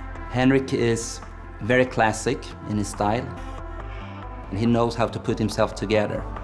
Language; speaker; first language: English; non-native, fluent; Swedish